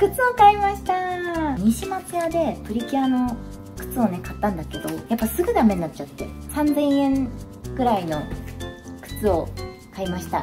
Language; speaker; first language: Japanese; native; Japanese